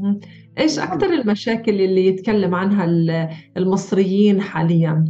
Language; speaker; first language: Arabic; native; Arabic